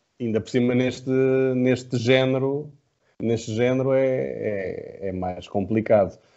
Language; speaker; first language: Portuguese; native; Portuguese